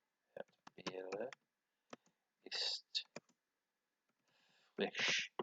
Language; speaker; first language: German; non-native, learner; English